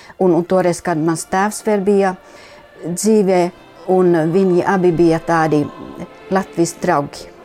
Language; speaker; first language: Latvian; non-native, fluent; Finnish